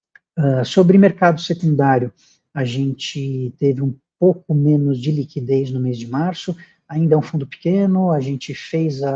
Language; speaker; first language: Portuguese; native; Portuguese